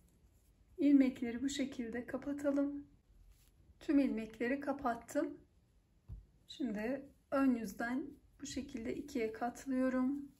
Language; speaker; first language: Turkish; native; Turkish